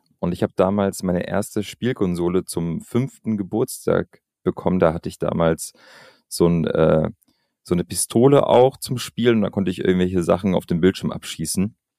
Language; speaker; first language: German; early bilingual, other home language; Albanian